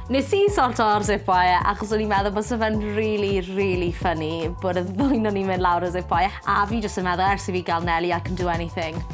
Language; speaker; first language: Welsh; native; Welsh